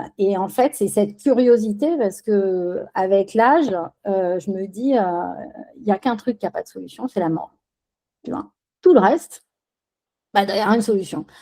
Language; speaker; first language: French; early bilingual, other home language; Spanish